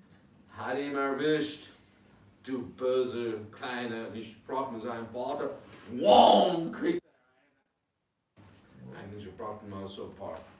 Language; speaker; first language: German; non-native, fluent; English